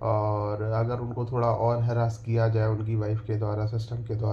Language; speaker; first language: Hindi; native; Hindi